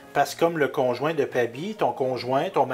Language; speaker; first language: French; native; French